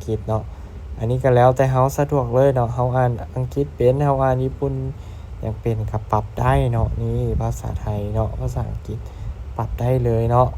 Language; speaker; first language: Thai; non-native, local second language; Lao